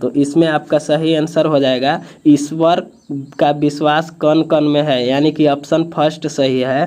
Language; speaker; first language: Hindi; native; Hindi